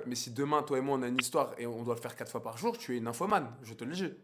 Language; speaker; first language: French; native; French